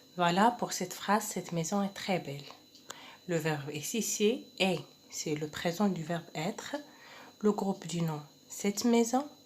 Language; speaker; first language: French; non-native, local second language; Arabic